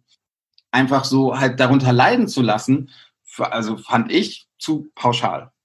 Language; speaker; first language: German; native; German